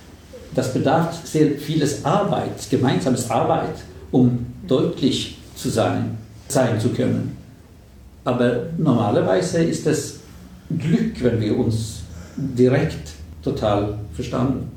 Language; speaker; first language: German; non-native, fluent; Swedish